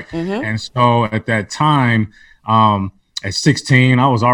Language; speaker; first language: English; native; English